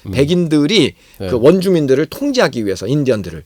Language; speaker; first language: Korean; native; Korean